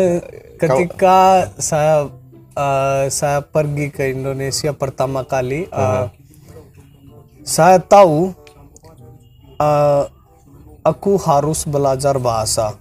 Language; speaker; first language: Indonesian; non-native, learner; Hindi